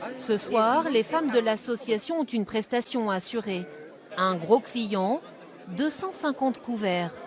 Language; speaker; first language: French; native; French